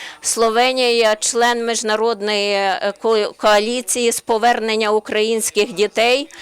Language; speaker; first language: Ukrainian; non-native, learner; Slovenian